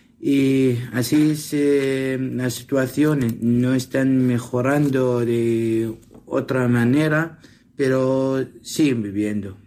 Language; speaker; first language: Spanish; non-native, learner; Assyrian Neo-Aramaic